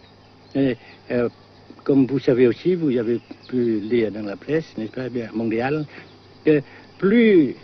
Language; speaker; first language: French; non-native, local second language; Vietnamese